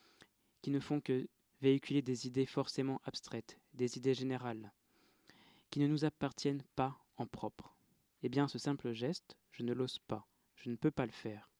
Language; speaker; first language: French; native; French